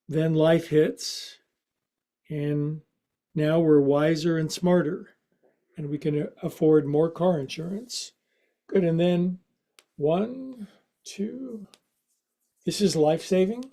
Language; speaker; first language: English; native; English